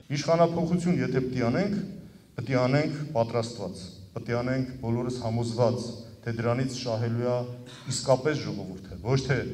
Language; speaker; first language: Armenian; native; Armenian